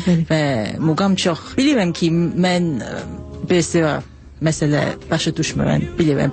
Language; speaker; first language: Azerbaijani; non-native, learner; English